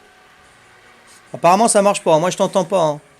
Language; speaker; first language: French; native; French